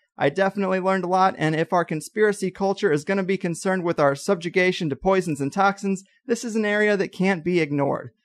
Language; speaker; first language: English; native; English